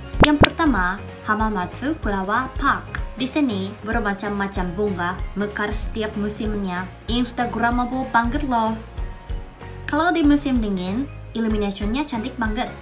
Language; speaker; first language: Indonesian; non-native, fluent; Japanese